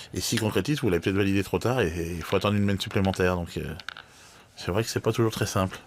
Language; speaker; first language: French; native; French